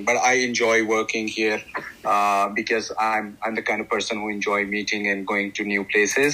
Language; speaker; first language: English; non-native, local second language; Pashto